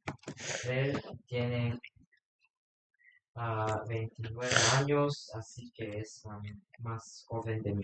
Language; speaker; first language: Spanish; non-native, learner; English